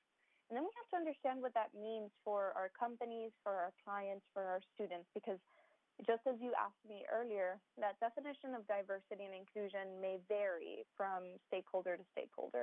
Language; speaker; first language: English; native; English